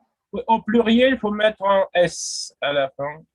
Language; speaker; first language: French; non-native, fluent; Russian